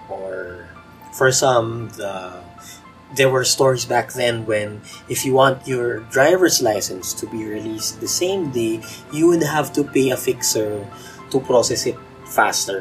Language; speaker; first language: English; non-native, local second language; Filipino